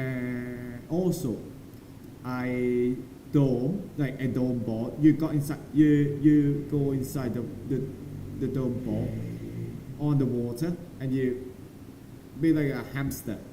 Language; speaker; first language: English; non-native, learner; Thai